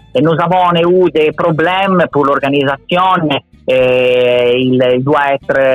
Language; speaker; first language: French; non-native, learner; Italian